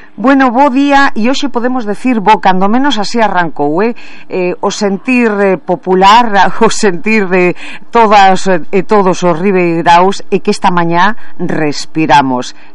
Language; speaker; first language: Galician; native; Galician